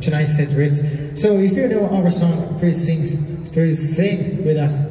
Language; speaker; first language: English; non-native, learner; Japanese